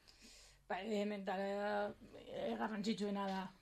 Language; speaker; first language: Basque; non-native, local second language; Spanish